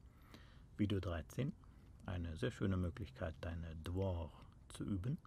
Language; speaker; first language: German; non-native, fluent; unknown